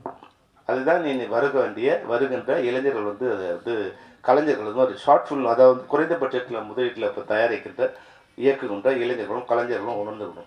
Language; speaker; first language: Tamil; native; Tamil